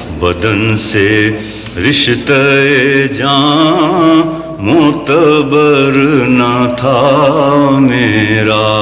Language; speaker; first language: Urdu; native; Urdu